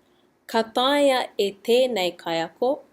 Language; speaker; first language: Māori; non-native, fluent; English